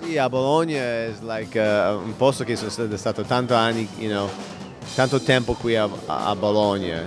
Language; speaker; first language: Italian; non-native, learner; English